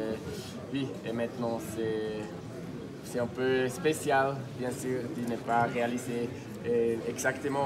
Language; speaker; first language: French; non-native, learner; German